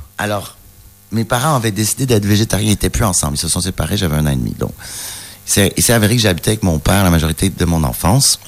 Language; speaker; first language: French; native; French